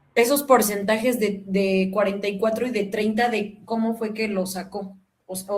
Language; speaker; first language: Spanish; native; Spanish